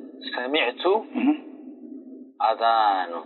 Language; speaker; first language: Arabic; non-native, learner; Tigrinya